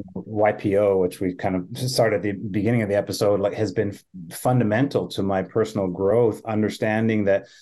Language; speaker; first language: English; native; English